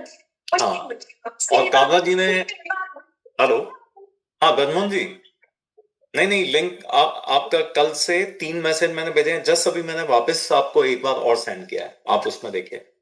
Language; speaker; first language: Hindi; native; Hindi